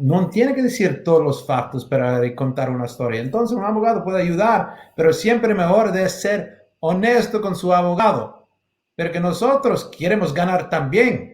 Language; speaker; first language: Spanish; non-native, learner; English